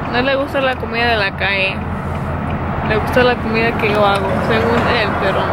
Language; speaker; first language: Spanish; early bilingual, other home language; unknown